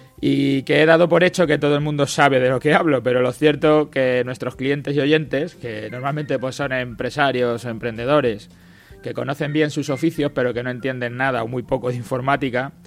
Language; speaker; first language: Spanish; native; Spanish